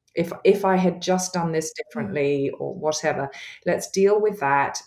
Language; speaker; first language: English; native; English